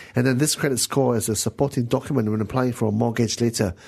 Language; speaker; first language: English; non-native, local second language; Min Nan Chinese